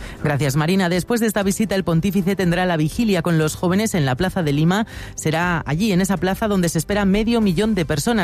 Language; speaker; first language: Spanish; native; Spanish